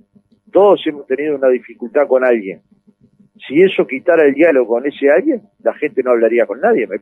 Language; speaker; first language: Spanish; native; Spanish